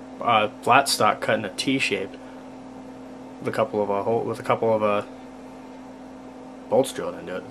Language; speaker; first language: English; native; English